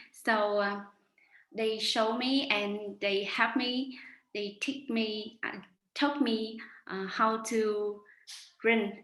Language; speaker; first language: English; non-native, learner; Vietnamese